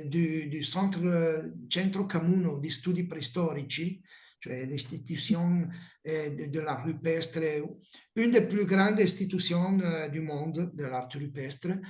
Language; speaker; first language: French; non-native, learner; Italian